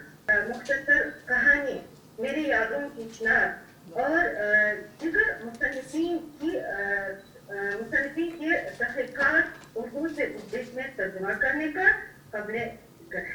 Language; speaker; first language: Hindi; non-native, fluent; Uzbek